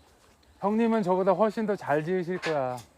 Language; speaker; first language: Korean; native; Korean